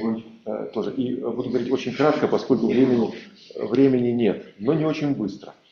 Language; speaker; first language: Russian; native; Russian